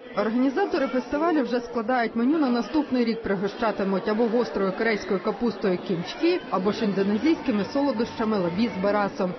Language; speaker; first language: Ukrainian; native; Ukrainian